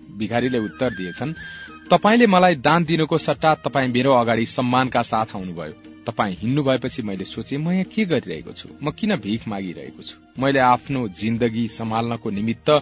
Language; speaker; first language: Nepali; native; Nepali